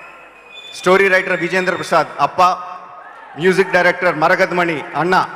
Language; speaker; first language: Tamil; non-native, local second language; Telugu